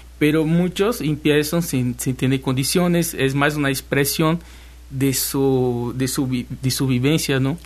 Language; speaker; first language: Spanish; non-native, fluent; Portuguese